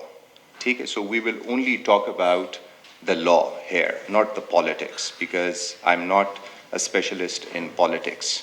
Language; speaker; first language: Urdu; non-native, local second language; Pashto